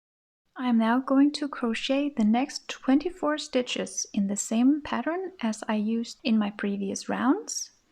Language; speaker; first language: English; non-native, fluent; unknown